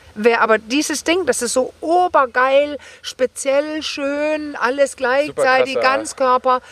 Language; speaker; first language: German; non-native, fluent; Danish